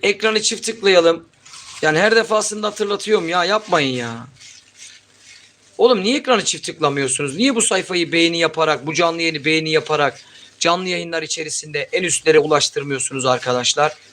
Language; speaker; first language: Turkish; native; Turkish